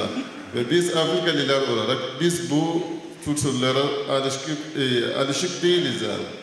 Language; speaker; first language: Turkish; non-native, fluent; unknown